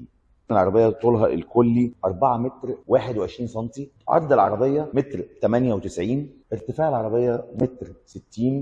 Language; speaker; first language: Arabic; native; Arabic